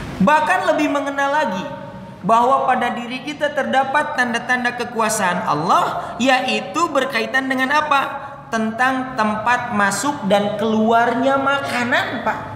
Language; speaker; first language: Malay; non-native, local second language; Sundanese